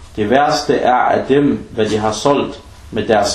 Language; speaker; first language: Danish; non-native, fluent; Arabic